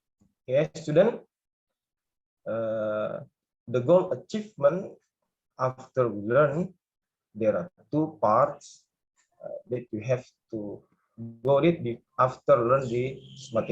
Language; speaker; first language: English; non-native, learner; Indonesian